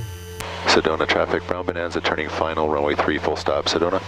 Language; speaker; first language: English; native; English